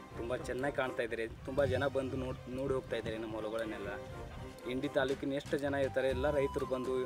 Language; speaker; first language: Kannada; non-native, local second language; Lambadi